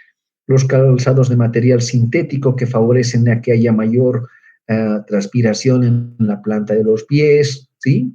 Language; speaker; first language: Spanish; native; Spanish